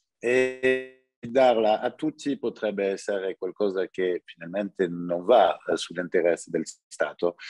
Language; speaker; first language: Italian; early bilingual, heritage; French